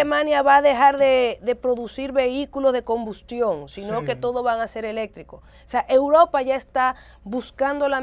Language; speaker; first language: Spanish; native; Spanish